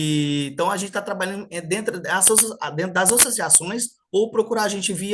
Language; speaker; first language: Portuguese; native; Portuguese